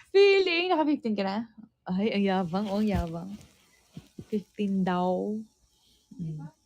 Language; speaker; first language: Filipino; native; Filipino